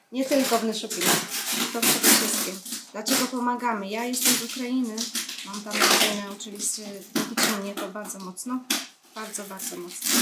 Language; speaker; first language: Polish; non-native, fluent; Ukrainian